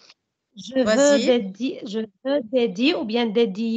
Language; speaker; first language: French; non-native, learner; Arabic